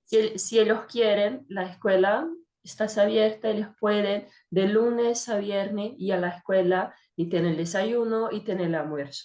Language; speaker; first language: Spanish; non-native, fluent; Portuguese